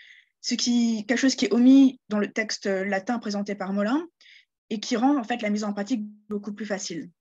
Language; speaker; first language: French; native; French